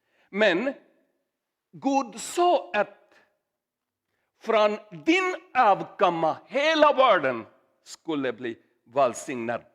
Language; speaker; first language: Swedish; non-native, learner; Urdu